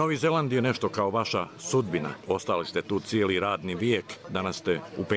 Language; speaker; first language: Serbian; native; Serbian